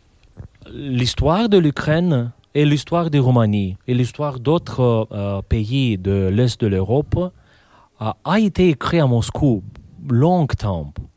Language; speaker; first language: French; non-native, fluent; Romanian